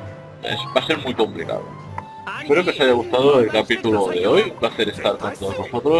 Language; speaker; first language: Spanish; native; Spanish